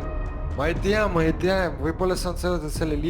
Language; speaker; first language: Estonian; non-native, local second language; Russian